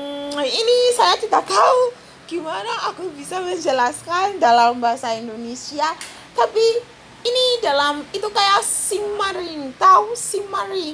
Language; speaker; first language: Indonesian; non-native, fluent; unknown